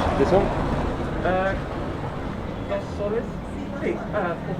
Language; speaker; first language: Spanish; non-native, learner; English